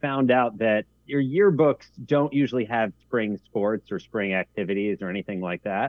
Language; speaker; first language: English; native; English